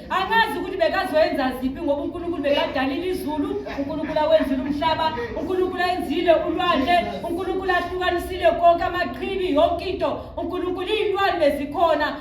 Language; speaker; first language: Zulu; non-native, local second language; Tsonga